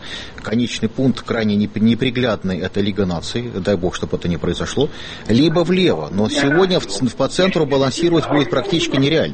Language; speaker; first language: Russian; native; Russian